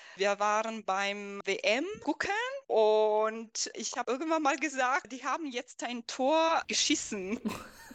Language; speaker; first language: German; non-native, fluent; Italian